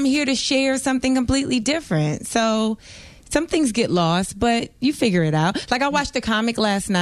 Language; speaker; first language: English; native; English